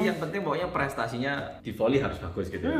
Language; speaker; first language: Indonesian; native; Indonesian